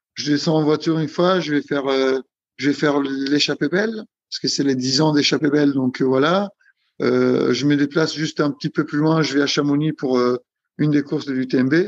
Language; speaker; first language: French; non-native, fluent; Italian